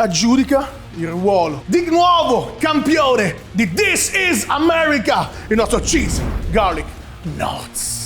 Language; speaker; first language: Italian; native; Italian